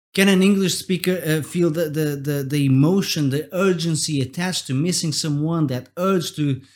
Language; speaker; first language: English; non-native, fluent; Portuguese